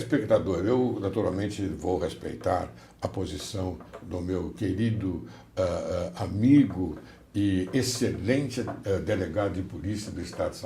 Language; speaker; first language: Portuguese; native; Portuguese